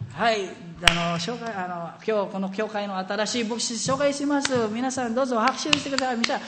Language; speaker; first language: Japanese; non-native, fluent; Filipino